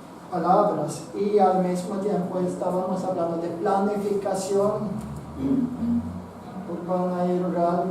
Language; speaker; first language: Spanish; non-native, fluent; Swedish